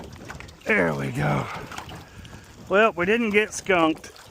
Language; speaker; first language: English; native; English